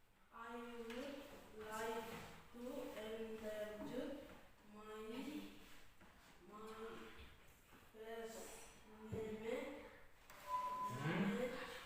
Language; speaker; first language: English; non-native, learner; Indonesian